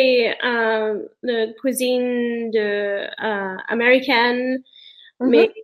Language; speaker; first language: French; non-native, learner; English